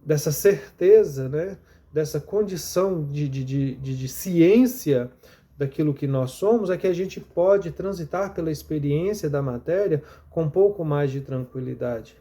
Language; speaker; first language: Portuguese; native; Portuguese